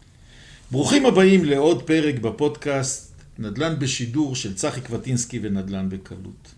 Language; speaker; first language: Hebrew; native; Hebrew